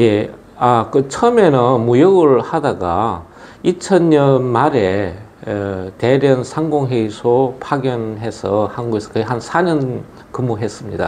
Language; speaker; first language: Korean; early bilingual, other home language; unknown